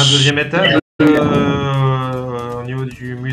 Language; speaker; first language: French; native; French